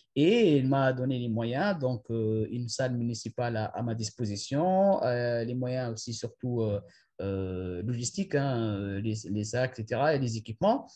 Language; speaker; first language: French; non-native, local second language; Arabic